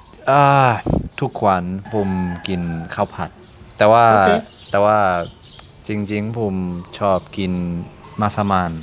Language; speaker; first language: Thai; non-native, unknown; English